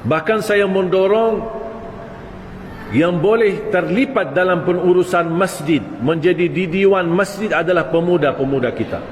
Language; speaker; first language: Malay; non-native, fluent; Arabic